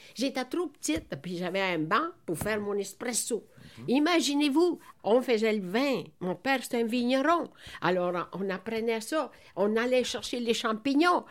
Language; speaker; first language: French; non-native, fluent; Italian